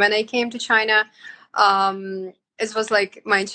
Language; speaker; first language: English; non-native, fluent; Yakut